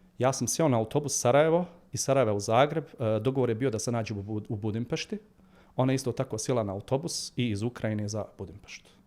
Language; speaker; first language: Bosnian; native; Bosnian